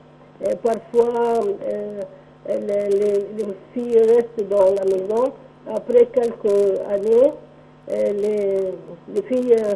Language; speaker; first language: French; non-native, local second language; Arabic